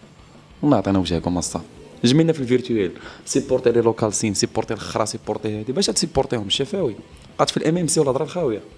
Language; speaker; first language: Arabic; native; Arabic